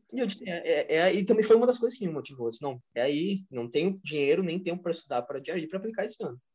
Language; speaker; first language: Portuguese; native; Portuguese